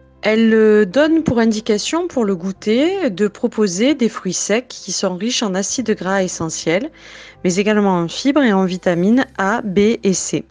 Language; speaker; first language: French; native; French